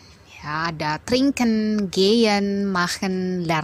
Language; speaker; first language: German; non-native, fluent; Indonesian